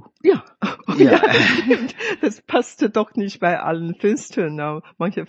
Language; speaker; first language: German; non-native, fluent; Chinese